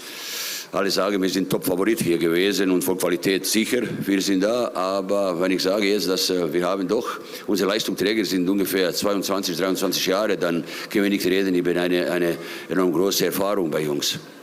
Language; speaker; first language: German; non-native, fluent; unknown